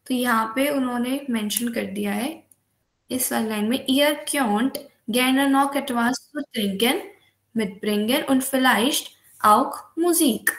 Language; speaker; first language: German; non-native, fluent; Hindi